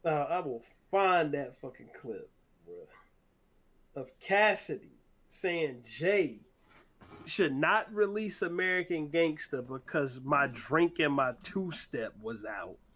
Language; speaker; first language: English; native; English